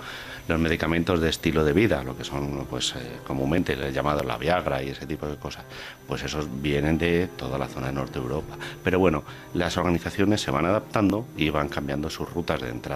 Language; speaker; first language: Spanish; native; Spanish